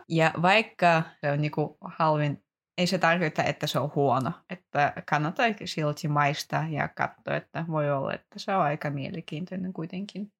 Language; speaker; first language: Finnish; non-native, fluent; Russian